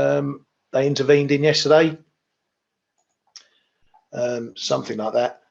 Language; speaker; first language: English; native; English